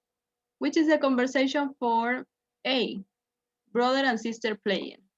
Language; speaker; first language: English; non-native, fluent; Spanish